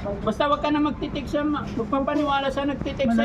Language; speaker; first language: Filipino; native; Filipino